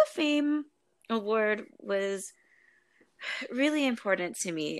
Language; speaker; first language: English; native; English